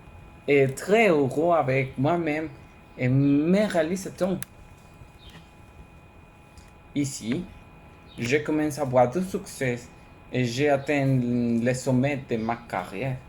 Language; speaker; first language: French; non-native, learner; Spanish